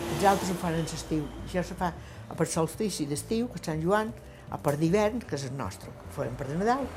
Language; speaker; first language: Catalan; native; Catalan